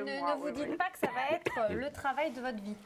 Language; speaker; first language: French; native; French